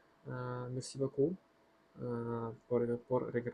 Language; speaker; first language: French; non-native, learner; Russian